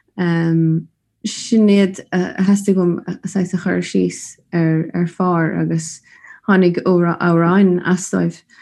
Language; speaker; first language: Irish; native; Irish